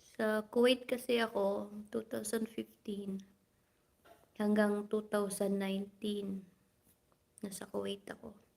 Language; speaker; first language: Filipino; non-native, local second language; Waray